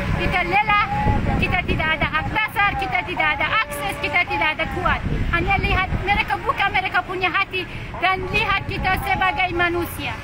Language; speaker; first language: Indonesian; non-native, fluent; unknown